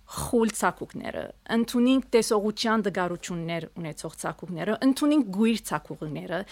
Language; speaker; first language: Armenian; early bilingual, heritage; Armenian